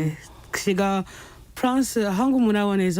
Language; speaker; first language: Korean; non-native, fluent; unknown